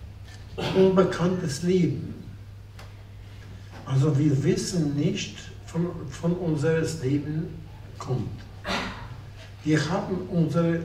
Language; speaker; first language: German; non-native, fluent; Polish